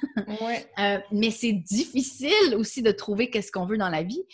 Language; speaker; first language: French; native; French